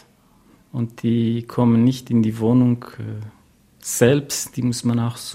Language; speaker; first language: German; non-native, fluent; Kurdish